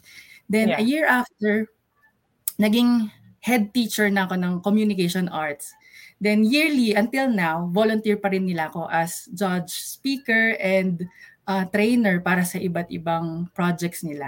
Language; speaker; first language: English; non-native, local second language; Pampanga